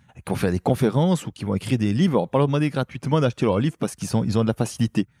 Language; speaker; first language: French; native; French